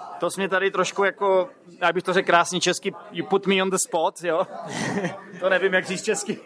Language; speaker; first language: Czech; native; Czech